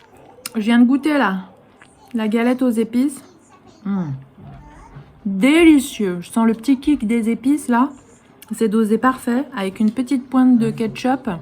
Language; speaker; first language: French; native; French